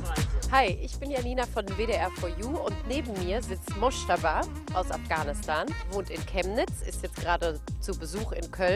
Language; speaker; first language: German; native; German